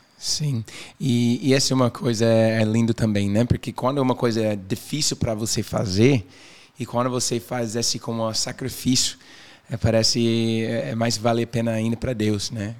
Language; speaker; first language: Portuguese; non-native, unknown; English